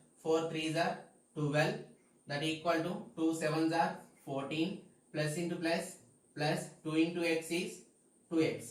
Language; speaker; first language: English; non-native, local second language; Telugu